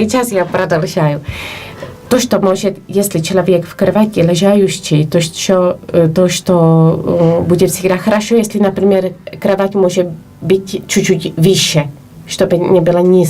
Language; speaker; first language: Russian; non-native, fluent; Polish